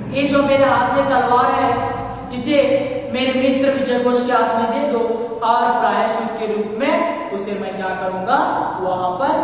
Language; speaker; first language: Hindi; non-native, local second language; Kannada